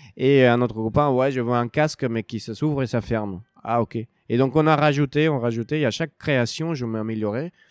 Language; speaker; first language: French; non-native, fluent; Spanish